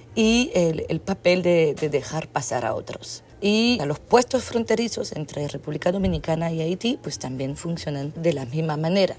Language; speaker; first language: Spanish; non-native, fluent; French